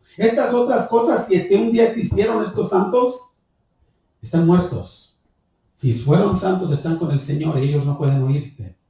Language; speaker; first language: Spanish; early bilingual, heritage; Spanish